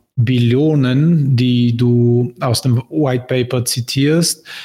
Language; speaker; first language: German; non-native, fluent; Bulgarian